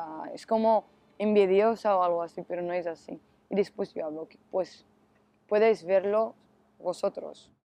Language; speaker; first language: Spanish; non-native, learner; Arabic